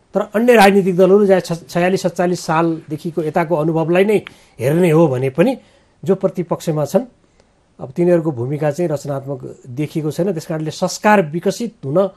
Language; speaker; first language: Nepali; native; Nepali